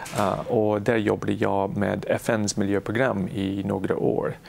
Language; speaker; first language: Swedish; non-native, fluent; English